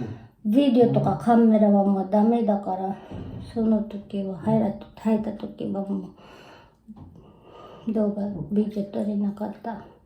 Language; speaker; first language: Japanese; non-native, learner; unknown